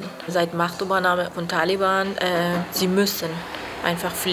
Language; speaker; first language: German; non-native, learner; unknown